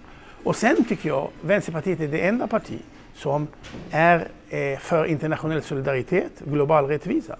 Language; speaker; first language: Swedish; non-native, fluent; Hebrew